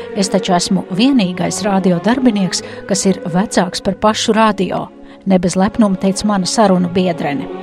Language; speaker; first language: Latvian; native; Latvian